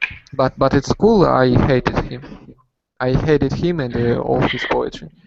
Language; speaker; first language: English; non-native, learner; Russian